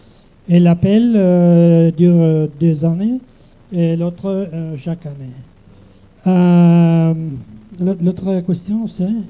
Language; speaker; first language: French; non-native, learner; Spanish